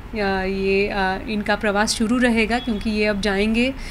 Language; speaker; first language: Hindi; non-native, local second language; Marathi